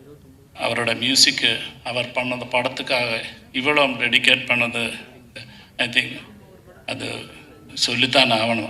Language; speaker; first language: Tamil; non-native, learner; Malayalam